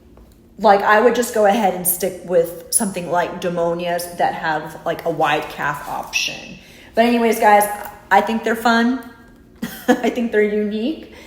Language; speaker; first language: English; native; English